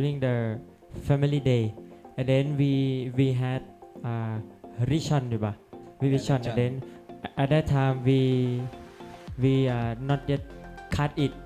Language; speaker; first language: English; non-native, learner; Thai